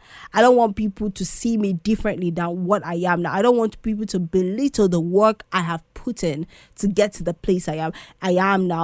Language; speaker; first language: English; non-native, local second language; Igbo